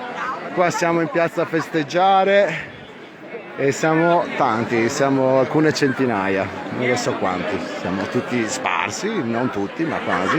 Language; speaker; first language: Italian; native; Italian